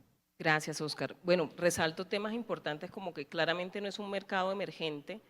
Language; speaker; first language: Spanish; native; Spanish